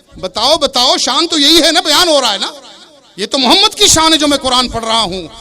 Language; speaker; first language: Urdu; non-native, local second language; Baluchi